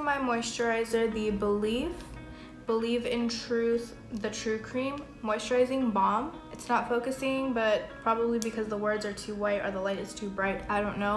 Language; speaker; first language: English; native; English